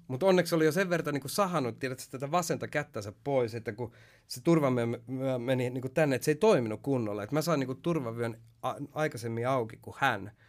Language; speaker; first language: Finnish; early bilingual, heritage; Finnish